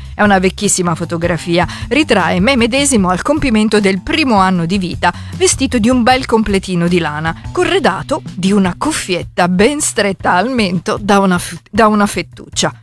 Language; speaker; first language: Italian; native; Italian